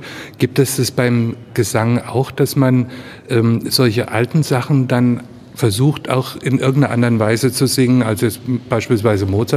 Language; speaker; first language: German; native; German